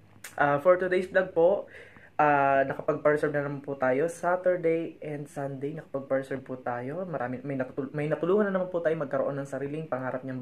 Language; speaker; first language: Filipino; native; Filipino